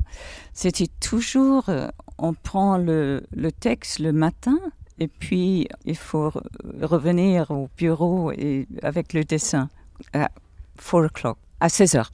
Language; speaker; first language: French; non-native, fluent; English